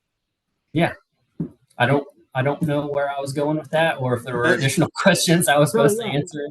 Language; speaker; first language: English; native; English